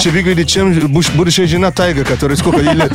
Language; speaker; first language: Russian; native; Russian